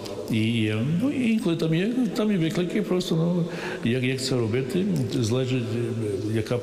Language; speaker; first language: Ukrainian; early bilingual, heritage; English